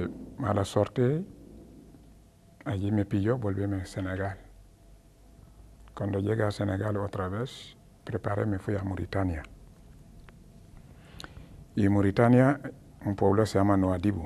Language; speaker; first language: Spanish; non-native, learner; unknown